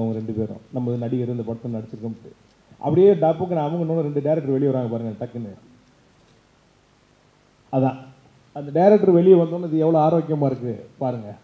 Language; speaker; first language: Tamil; native; Tamil